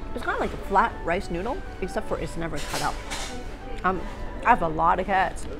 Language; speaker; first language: English; early bilingual, other home language; Cantonese